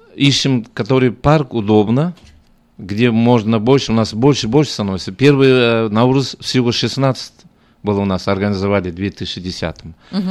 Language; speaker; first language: Russian; non-native, local second language; Kazakh